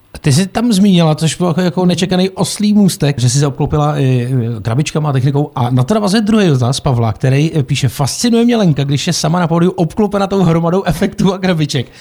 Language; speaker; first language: Czech; native; Czech